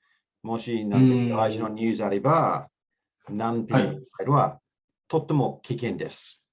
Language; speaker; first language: Japanese; non-native, learner; English